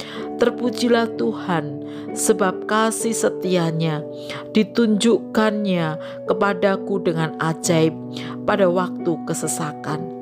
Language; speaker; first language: Indonesian; native; Indonesian